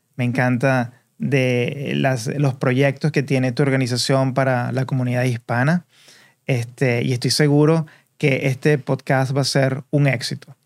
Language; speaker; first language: Spanish; native; Spanish